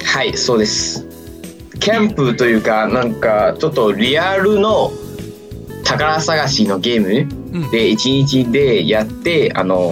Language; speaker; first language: Japanese; non-native, fluent; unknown